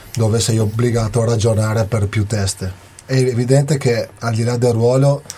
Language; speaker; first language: Italian; native; Italian